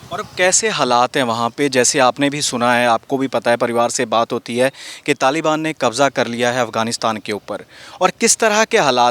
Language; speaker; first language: Hindi; non-native, local second language; Punjabi